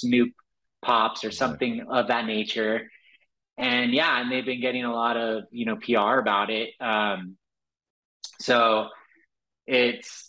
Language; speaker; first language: English; native; English